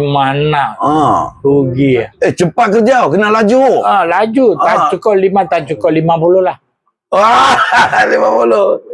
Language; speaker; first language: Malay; non-native, local second language; Tamil